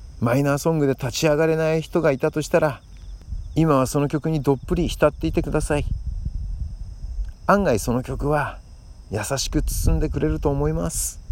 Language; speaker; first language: Japanese; native; Japanese